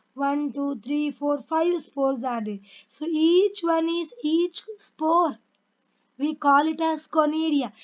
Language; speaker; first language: English; non-native, local second language; Kannada